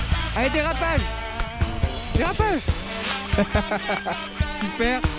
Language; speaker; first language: French; native; French